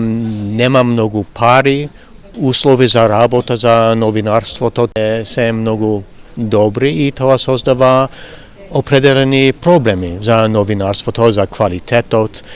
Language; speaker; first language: Macedonian; non-native, fluent; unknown